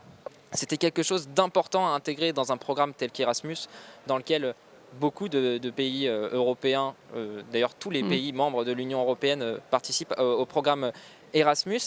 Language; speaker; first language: French; native; French